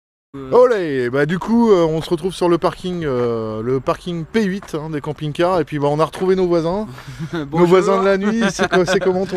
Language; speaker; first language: French; native; French